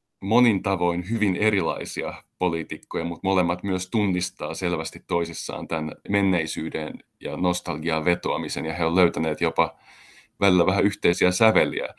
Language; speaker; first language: Finnish; native; Finnish